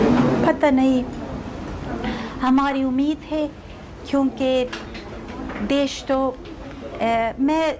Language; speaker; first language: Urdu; non-native, fluent; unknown